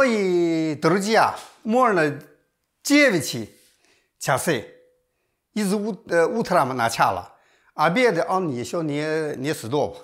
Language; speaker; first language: Russian; non-native, learner; Chinese